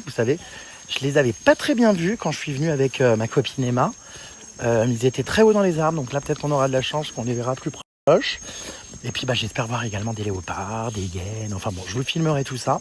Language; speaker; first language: French; native; French